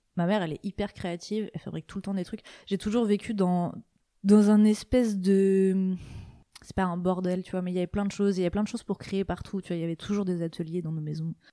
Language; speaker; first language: French; native; French